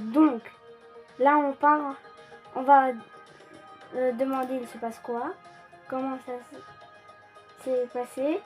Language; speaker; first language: French; early bilingual, other home language; Polish